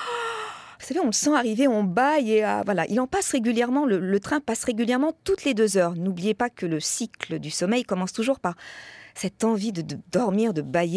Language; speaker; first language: French; native; French